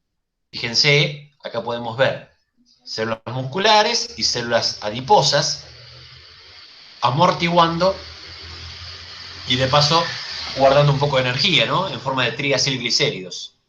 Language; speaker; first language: Spanish; native; Spanish